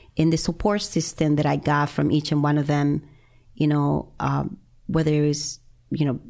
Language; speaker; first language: English; non-native, fluent; Spanish